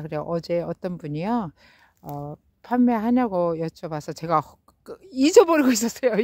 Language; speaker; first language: Korean; native; Korean